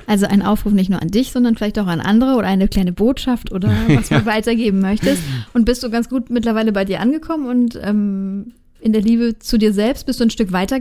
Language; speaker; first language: German; native; German